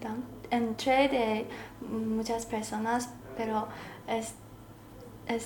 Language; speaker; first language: Spanish; non-native, learner; Chinese